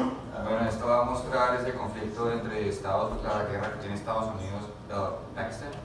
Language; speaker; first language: Spanish; native; Spanish